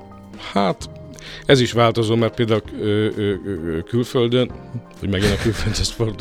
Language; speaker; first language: Hungarian; native; Hungarian